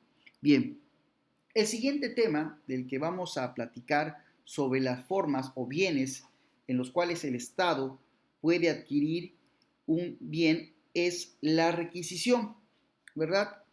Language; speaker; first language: Spanish; native; Spanish